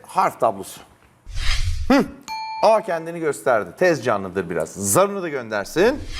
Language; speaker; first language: Turkish; native; Turkish